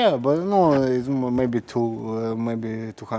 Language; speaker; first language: English; non-native, learner; Russian